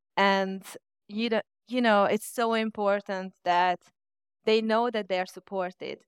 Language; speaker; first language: English; non-native, fluent; Hungarian